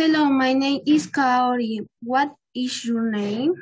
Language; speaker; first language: English; non-native, learner; Spanish